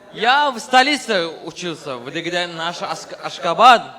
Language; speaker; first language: Russian; non-native, learner; Turkmen